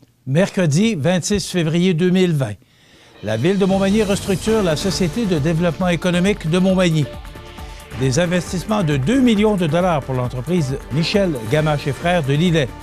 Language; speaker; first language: French; native; French